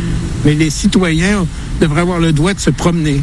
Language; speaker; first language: French; native; French